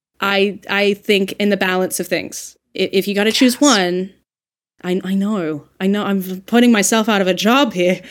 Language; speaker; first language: English; native; English